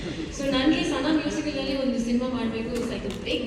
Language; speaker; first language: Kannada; non-native, learner; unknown